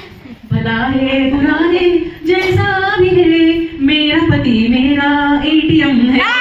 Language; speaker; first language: Hindi; non-native, local second language; Marathi